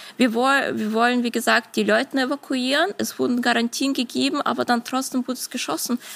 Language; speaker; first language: German; non-native, fluent; Ukrainian